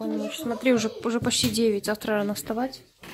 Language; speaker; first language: Russian; native; Russian